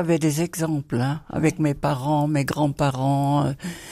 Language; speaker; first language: French; non-native, fluent; Dutch